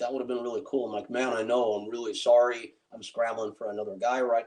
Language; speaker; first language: English; native; English